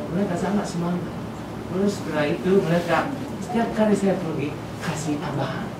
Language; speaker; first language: Indonesian; non-native, fluent; Japanese